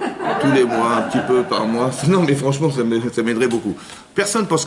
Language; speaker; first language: French; native; French